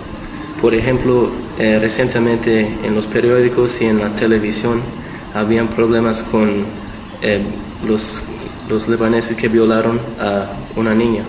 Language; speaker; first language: Spanish; early bilingual, heritage; Spanish